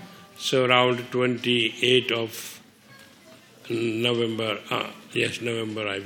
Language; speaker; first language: English; non-native, learner; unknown